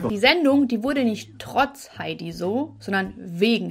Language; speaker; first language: German; native; German